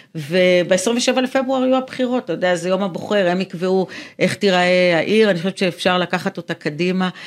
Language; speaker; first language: Hebrew; native; Hebrew